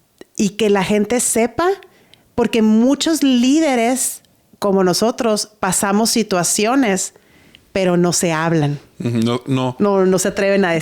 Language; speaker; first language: Spanish; native; Spanish